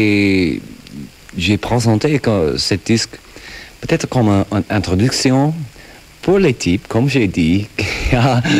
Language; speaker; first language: French; non-native, fluent; English